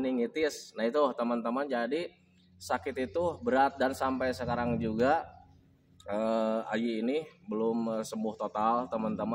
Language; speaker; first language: Indonesian; native; Indonesian